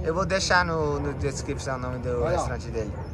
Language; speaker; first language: Portuguese; non-native, learner; English